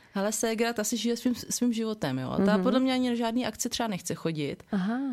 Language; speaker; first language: Czech; early bilingual, other home language; Vietnamese